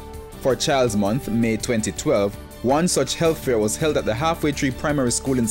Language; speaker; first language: English; native; English